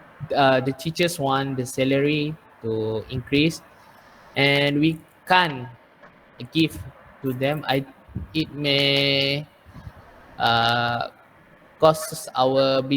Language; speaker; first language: English; non-native, learner; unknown